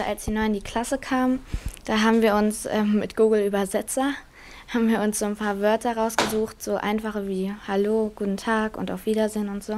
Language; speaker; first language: German; native; German